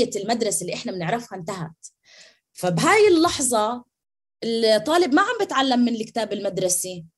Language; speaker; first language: Arabic; native; Arabic